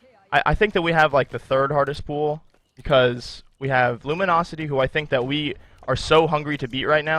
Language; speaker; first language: English; native; English